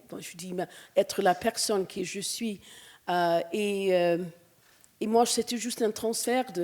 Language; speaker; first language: French; non-native, fluent; English